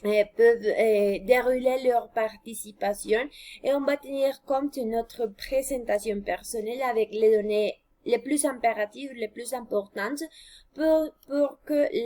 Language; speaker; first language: French; non-native, fluent; Spanish